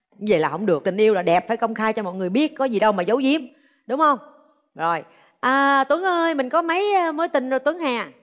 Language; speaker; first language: Vietnamese; native; Vietnamese